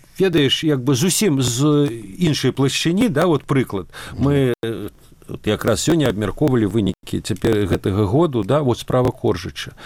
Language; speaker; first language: Belarusian; non-native, local second language; Russian